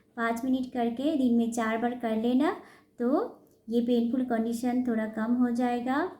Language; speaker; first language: Hindi; non-native, local second language; Bangla